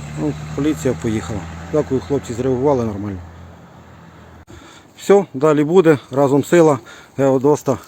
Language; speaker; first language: Ukrainian; native; Ukrainian